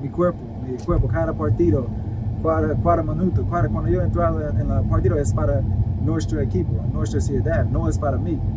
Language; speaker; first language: Spanish; non-native, learner; English